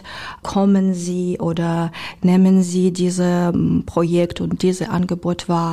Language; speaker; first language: German; non-native, fluent; Ukrainian